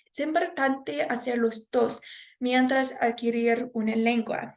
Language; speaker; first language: Spanish; non-native, fluent; English